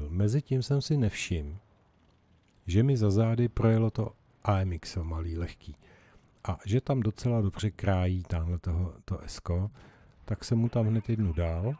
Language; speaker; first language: Czech; native; Czech